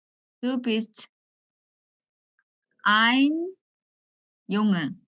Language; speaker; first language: German; non-native, learner; Korean